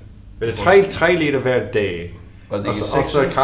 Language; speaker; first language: Danish; non-native, learner; English